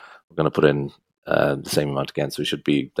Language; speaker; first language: English; native; English